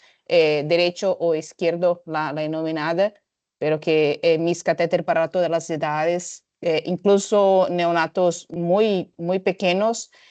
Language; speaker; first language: Spanish; non-native, fluent; Portuguese